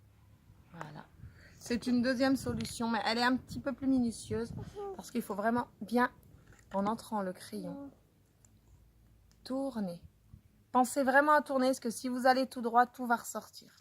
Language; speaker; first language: French; native; French